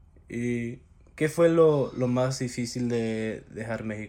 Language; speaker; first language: Spanish; early bilingual, heritage; Spanish